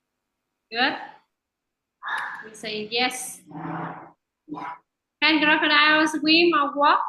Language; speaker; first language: English; non-native, fluent; Vietnamese